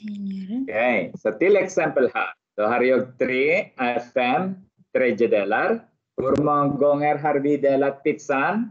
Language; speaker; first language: Swedish; non-native, learner; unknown